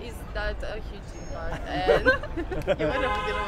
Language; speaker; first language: English; non-native, fluent; Spanish